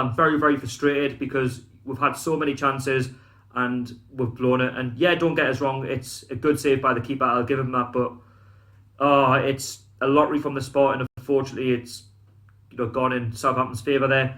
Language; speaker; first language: English; native; English